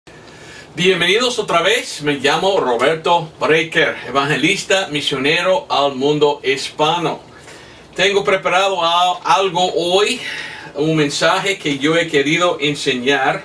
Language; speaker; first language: Spanish; non-native, fluent; English